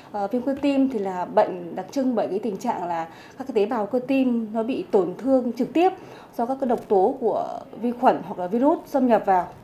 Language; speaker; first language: Vietnamese; native; Vietnamese